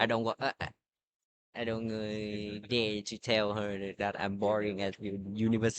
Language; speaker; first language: English; non-native, learner; Vietnamese